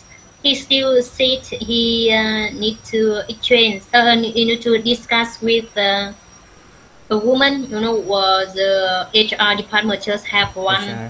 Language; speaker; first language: English; non-native, learner; Vietnamese